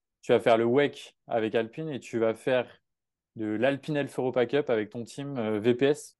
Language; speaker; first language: French; native; French